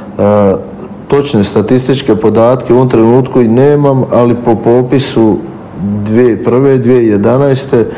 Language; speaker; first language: Croatian; native; Croatian